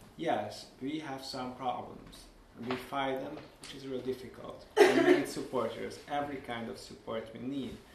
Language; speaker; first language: English; non-native, fluent; Hungarian